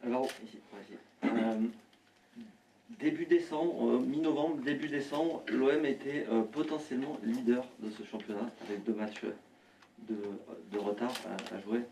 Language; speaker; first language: French; native; French